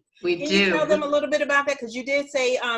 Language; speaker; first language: English; native; English